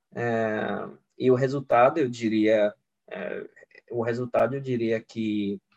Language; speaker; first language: Portuguese; non-native, fluent; Swedish